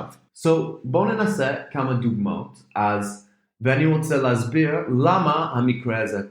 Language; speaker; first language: Hebrew; non-native, fluent; English